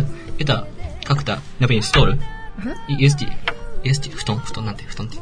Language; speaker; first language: Russian; non-native, learner; Japanese